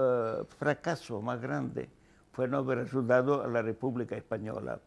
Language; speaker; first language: Spanish; non-native, fluent; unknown